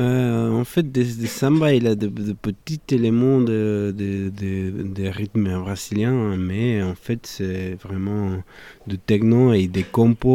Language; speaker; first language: French; non-native, fluent; Spanish